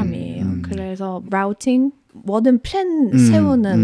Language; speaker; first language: Korean; non-native, fluent; Polish